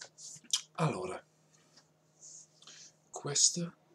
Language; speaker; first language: Italian; non-native, learner; English